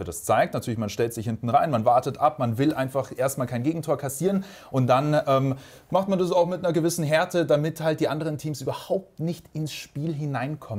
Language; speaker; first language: German; native; German